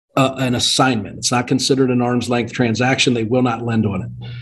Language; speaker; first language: English; native; English